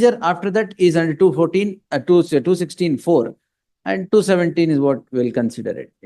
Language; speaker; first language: English; non-native, local second language; Kannada